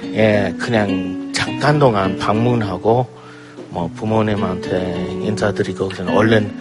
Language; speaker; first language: Korean; non-native, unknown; English